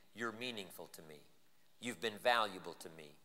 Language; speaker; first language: English; native; English